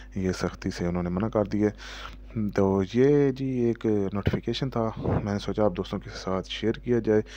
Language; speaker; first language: Urdu; native; Urdu